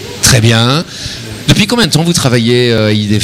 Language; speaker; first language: French; native; French